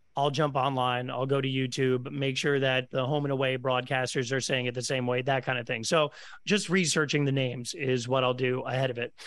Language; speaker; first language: English; native; English